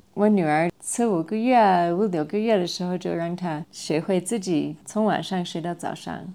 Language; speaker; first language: Chinese; non-native, fluent; English